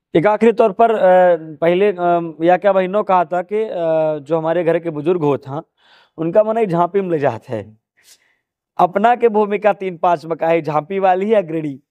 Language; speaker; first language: Hindi; native; Hindi